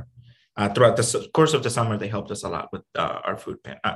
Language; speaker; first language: English; non-native, fluent; Spanish